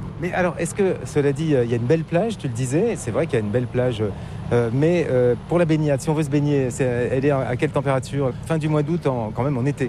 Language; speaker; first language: French; native; French